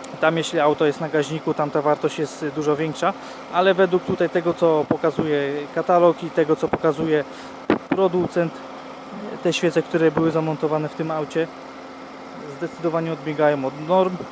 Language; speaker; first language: Polish; native; Polish